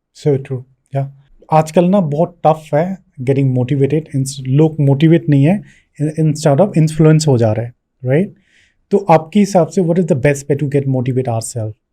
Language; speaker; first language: Hindi; non-native, local second language; Bangla